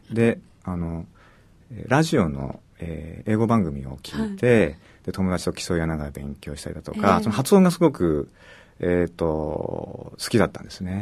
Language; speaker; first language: Japanese; native; Japanese